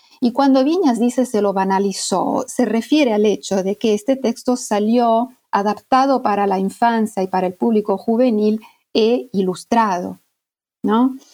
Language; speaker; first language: Spanish; non-native, fluent; Italian